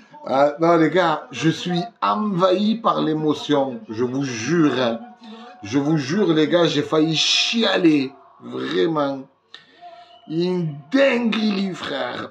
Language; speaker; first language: French; native; French